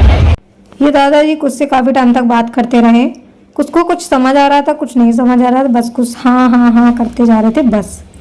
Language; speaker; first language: Hindi; native; Hindi